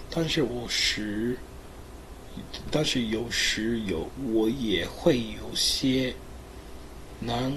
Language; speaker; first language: Chinese; non-native, learner; English